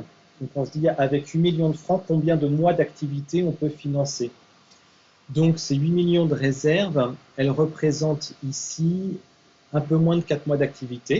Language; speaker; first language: French; native; French